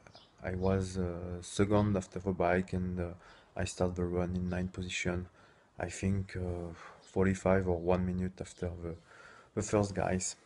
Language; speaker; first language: English; non-native, fluent; French